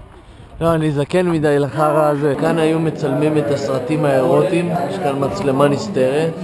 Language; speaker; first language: Hebrew; native; Hebrew